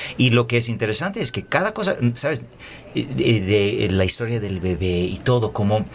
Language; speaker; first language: Spanish; non-native, fluent; Hebrew